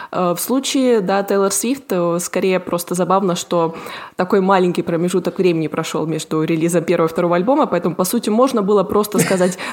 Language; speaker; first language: Russian; native; Russian